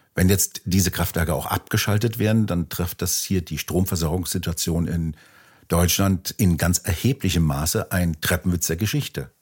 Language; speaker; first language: German; native; German